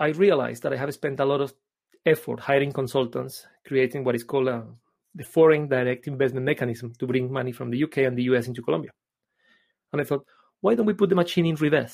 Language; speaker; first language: English; non-native, fluent; Spanish